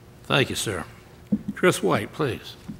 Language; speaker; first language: English; native; English